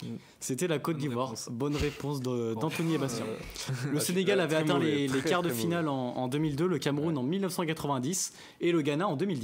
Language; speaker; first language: French; native; French